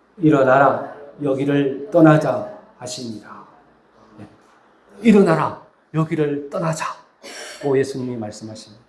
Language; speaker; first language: Korean; native; Korean